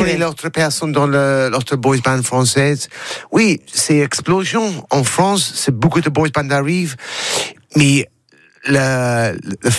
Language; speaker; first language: French; non-native, learner; English